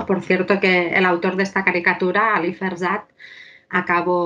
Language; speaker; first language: Spanish; native; Spanish